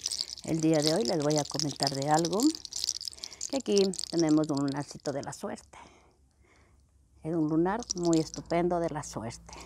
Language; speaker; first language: Spanish; native; Spanish